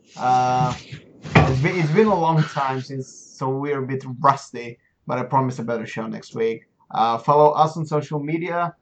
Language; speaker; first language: English; non-native, fluent; Bulgarian